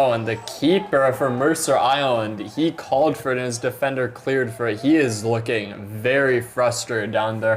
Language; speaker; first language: English; native; English